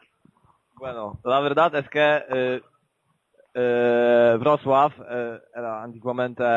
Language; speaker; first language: Spanish; non-native, learner; Polish